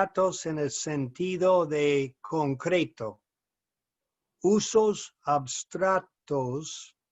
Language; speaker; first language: Spanish; non-native, fluent; English